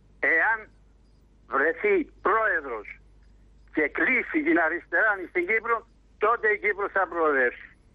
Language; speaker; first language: Greek; native; Greek